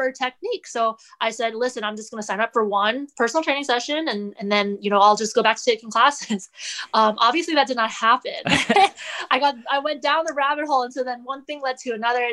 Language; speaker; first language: English; native; English